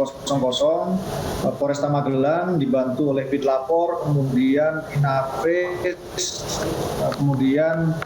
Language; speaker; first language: Indonesian; native; Indonesian